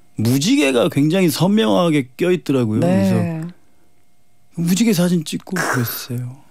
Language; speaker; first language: Korean; native; Korean